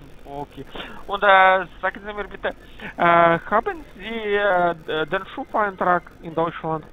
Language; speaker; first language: German; non-native, fluent; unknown